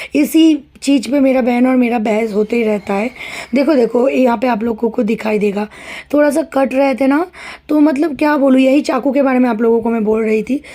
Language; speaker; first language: Hindi; non-native, local second language; Bangla